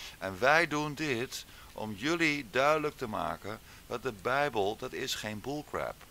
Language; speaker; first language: Dutch; native; Dutch